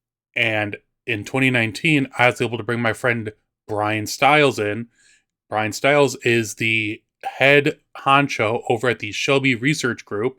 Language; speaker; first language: English; native; English